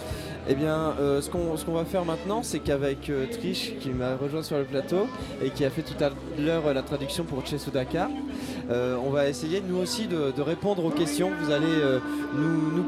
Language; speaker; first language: French; native; French